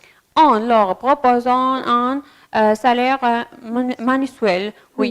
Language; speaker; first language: French; non-native, fluent; Arabic